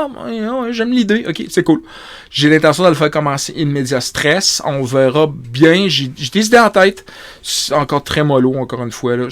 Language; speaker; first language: French; native; French